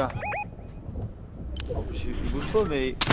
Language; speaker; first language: French; native; French